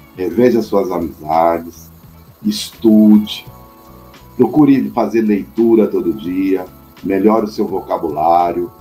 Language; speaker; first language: Portuguese; native; Portuguese